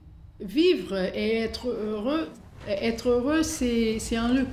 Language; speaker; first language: French; non-native, fluent; Portuguese